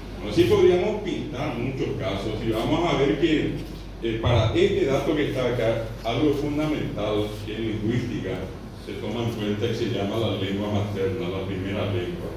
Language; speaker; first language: Spanish; non-native, local second language; Guarani